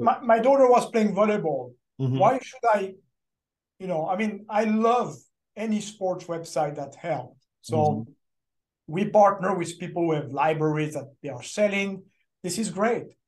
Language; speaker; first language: English; non-native, fluent; French